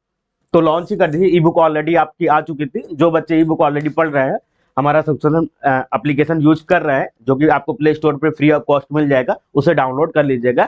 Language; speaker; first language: Hindi; native; Hindi